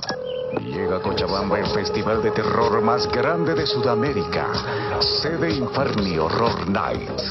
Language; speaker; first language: Spanish; native; Spanish